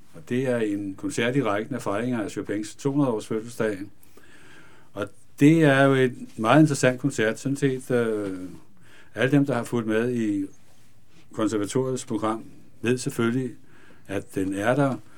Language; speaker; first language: Danish; native; Danish